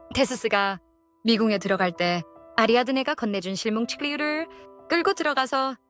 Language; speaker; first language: Korean; native; Korean